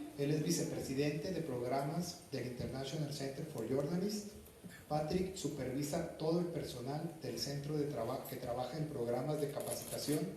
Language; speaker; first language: Spanish; native; Spanish